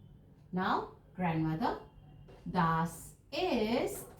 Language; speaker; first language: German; non-native, fluent; Hindi